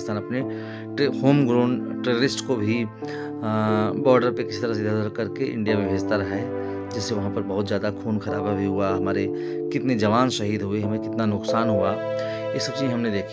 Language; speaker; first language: Hindi; native; Hindi